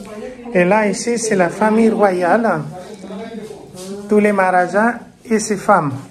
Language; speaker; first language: French; non-native, fluent; Hindi